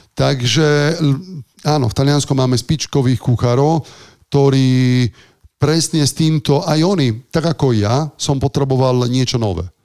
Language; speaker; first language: Slovak; non-native, fluent; Italian